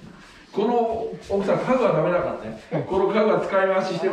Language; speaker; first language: Japanese; native; Japanese